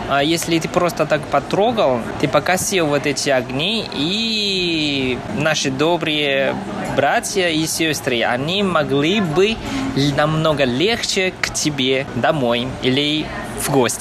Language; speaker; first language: Russian; non-native, fluent; Chinese